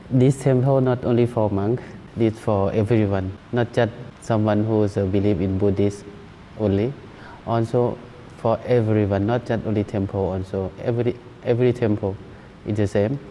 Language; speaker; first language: English; non-native, learner; Thai